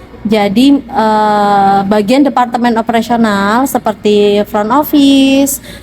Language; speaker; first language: Indonesian; native; Indonesian